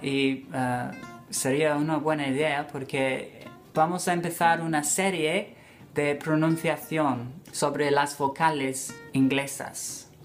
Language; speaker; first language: Spanish; non-native, fluent; English